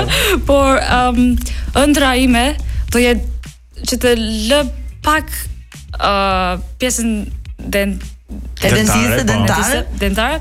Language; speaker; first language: Albanian; non-native, learner; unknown